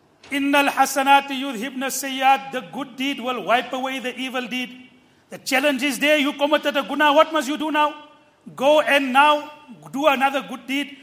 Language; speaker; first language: English; native; English